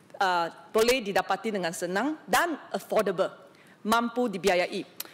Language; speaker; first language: Malay; non-native, local second language; Chinese